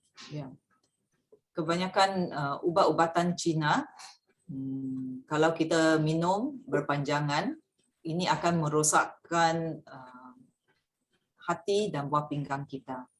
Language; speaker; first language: Malay; native; Malay